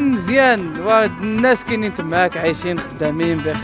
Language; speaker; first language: Dutch; non-native, learner; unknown